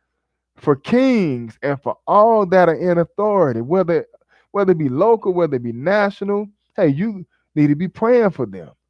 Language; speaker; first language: English; native; English